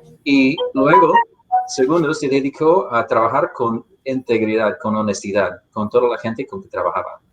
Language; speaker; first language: Spanish; non-native, fluent; English